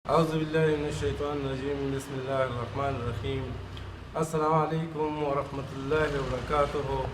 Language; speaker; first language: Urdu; non-native, local second language; Pashto